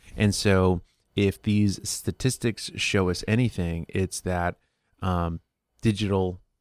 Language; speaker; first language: English; early bilingual, other home language; Spanish